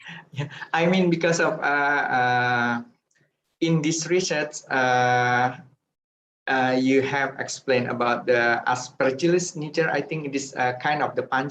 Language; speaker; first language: English; non-native, fluent; Indonesian